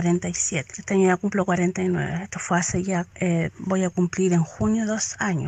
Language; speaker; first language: Spanish; native; Spanish